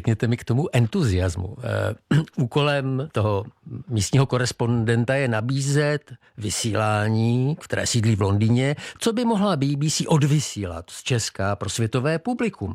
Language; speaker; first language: Czech; native; Czech